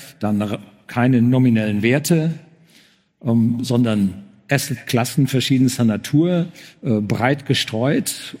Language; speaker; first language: German; native; German